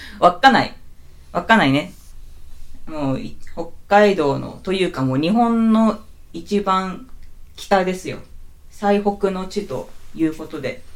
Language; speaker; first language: Japanese; native; Japanese